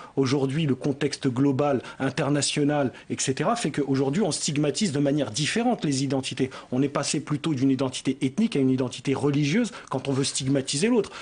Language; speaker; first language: French; native; French